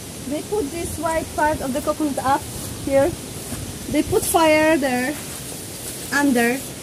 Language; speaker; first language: English; non-native, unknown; Polish